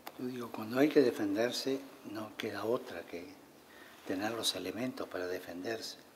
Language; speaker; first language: Spanish; native; Spanish